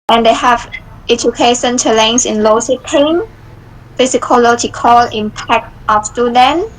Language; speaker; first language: English; non-native, learner; Khmer